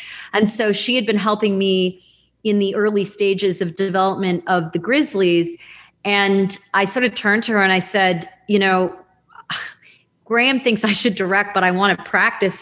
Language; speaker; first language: English; native; English